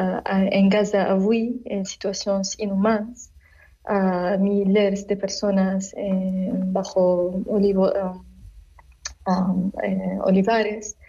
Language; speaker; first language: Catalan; non-native, learner; Arabic